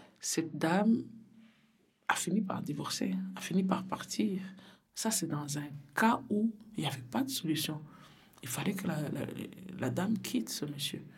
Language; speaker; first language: French; non-native, local second language; Rundi